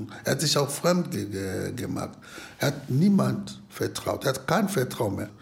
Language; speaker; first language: German; non-native, fluent; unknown